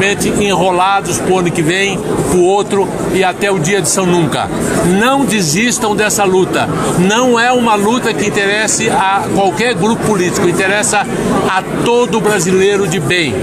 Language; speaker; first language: Portuguese; native; Portuguese